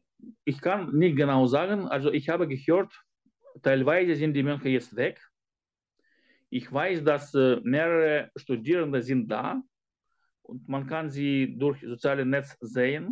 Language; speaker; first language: German; non-native, fluent; Ukrainian